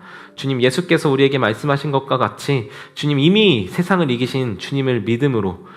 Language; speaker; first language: Korean; native; Korean